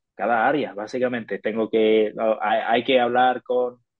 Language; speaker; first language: Spanish; non-native, fluent; English